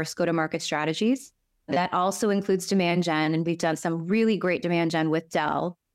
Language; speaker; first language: English; native; English